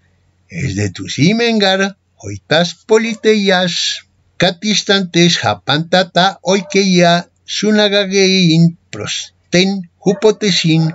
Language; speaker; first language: Greek; non-native, fluent; Spanish